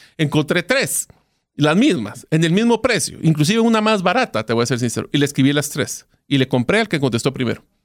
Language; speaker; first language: Spanish; native; Spanish